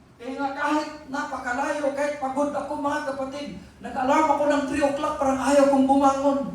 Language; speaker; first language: Filipino; non-native, local second language; Cebuano